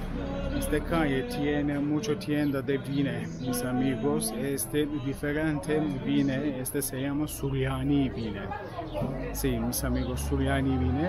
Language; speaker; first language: Spanish; non-native, learner; Turkish